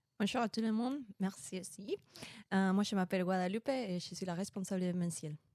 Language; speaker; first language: French; non-native, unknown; Spanish